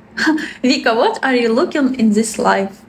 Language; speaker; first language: English; non-native, learner; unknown